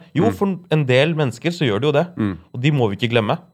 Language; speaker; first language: Norwegian; native; Norwegian